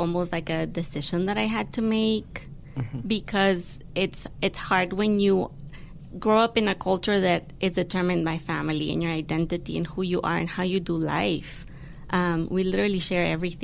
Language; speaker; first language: English; non-native, fluent; Spanish